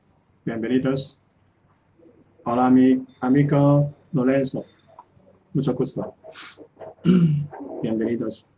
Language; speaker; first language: Spanish; non-native, learner; Chinese